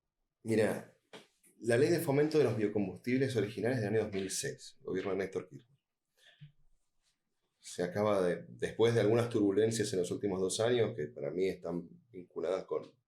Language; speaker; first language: Spanish; native; Spanish